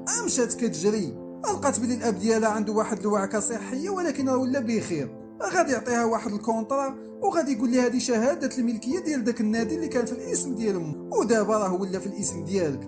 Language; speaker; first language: Arabic; native; Arabic